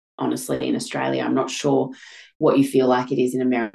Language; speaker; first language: English; native; English